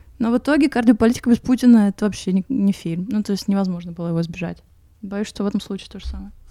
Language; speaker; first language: Russian; native; Russian